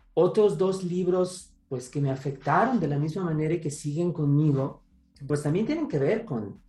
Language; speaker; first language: Spanish; native; Spanish